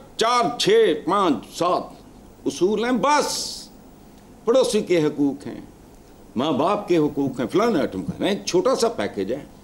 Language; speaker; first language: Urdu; non-native, local second language; Punjabi